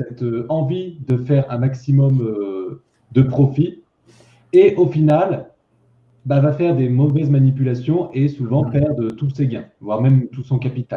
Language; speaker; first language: French; native; French